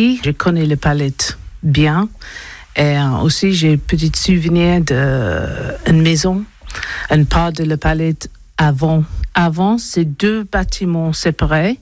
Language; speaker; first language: French; non-native, learner; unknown